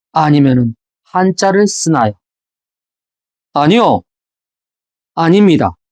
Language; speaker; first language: Korean; native; Korean